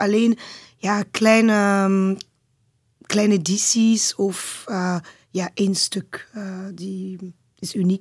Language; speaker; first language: Dutch; non-native, learner; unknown